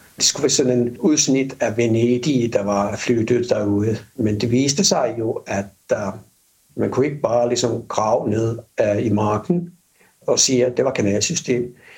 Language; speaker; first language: Danish; non-native, fluent; Finnish